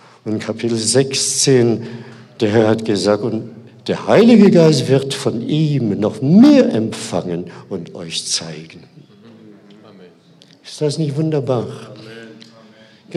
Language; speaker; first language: German; non-native, fluent; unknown